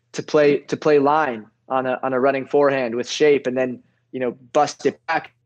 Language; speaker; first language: English; native; English